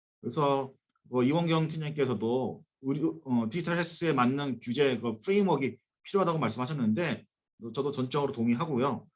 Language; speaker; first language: Korean; native; Korean